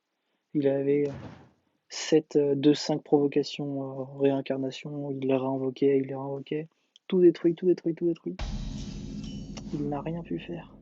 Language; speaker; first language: French; native; French